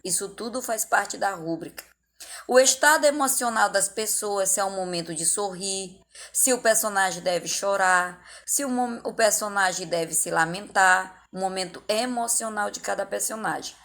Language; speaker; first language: Portuguese; native; Portuguese